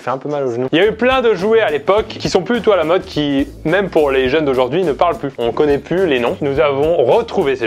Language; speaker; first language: French; native; French